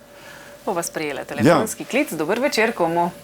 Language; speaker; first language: Slovenian; native; Slovenian